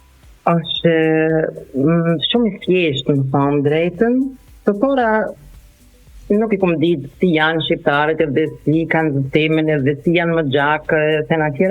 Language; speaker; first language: Albanian; non-native, learner; German